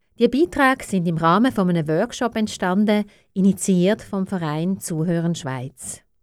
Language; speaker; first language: German; native; German